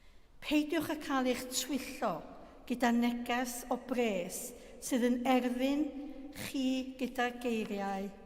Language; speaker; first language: Welsh; native; Welsh